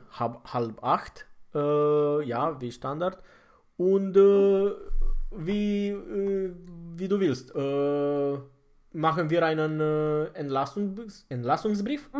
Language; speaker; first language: German; non-native, fluent; Romanian